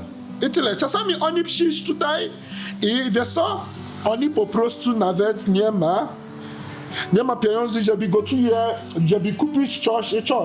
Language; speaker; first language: Polish; non-native, learner; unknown